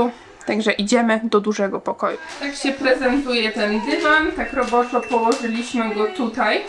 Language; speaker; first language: Polish; native; Polish